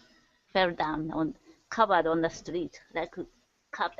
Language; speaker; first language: English; non-native, learner; Japanese